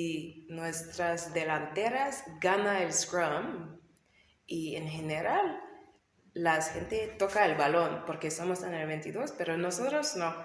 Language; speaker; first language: Spanish; non-native, learner; English